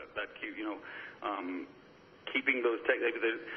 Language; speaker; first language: English; native; English